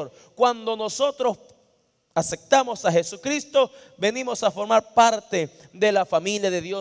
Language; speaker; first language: Spanish; native; Spanish